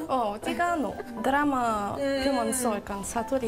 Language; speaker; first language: Korean; non-native, learner; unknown